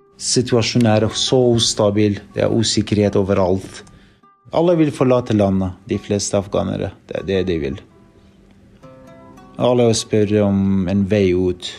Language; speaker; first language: Norwegian; non-native, fluent; Persian